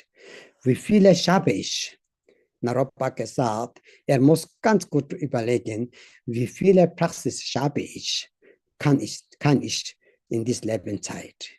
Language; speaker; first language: German; non-native, learner; Tibetan